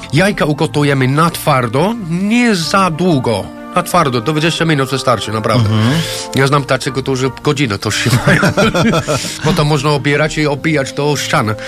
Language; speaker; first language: Polish; non-native, fluent; English